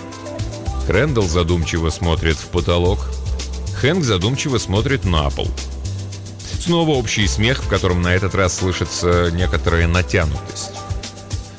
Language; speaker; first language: Russian; native; Russian